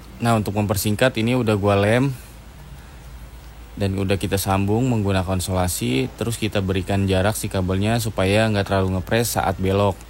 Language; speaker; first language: Indonesian; native; Indonesian